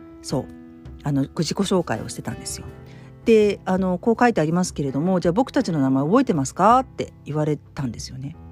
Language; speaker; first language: Japanese; native; Japanese